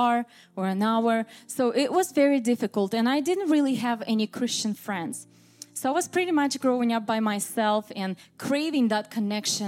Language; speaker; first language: English; non-native, fluent; Russian